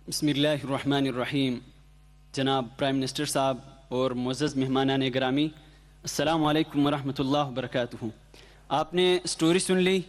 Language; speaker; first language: Urdu; non-native, local second language; Pashto